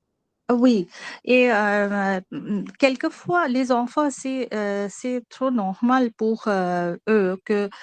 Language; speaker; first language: French; non-native, learner; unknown